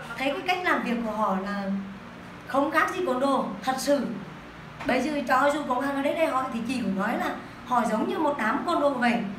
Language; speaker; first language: Vietnamese; native; Vietnamese